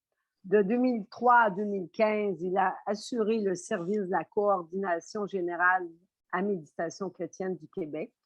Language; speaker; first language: French; native; French